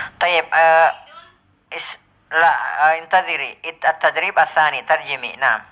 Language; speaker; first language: Arabic; non-native, fluent; Indonesian